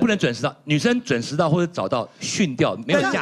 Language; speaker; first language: Chinese; native; Chinese